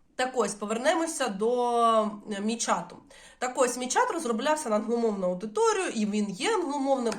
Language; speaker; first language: Ukrainian; non-native, local second language; Russian